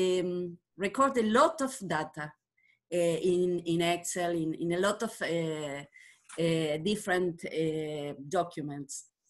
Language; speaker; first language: English; non-native, learner; Spanish